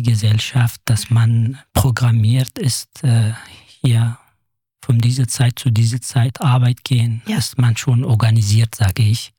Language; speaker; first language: German; non-native, fluent; Kurdish